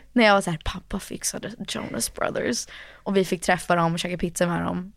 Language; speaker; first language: Swedish; early bilingual, heritage; Swedish